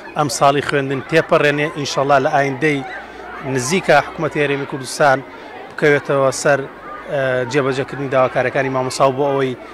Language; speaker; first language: Central Kurdish; native; Central Kurdish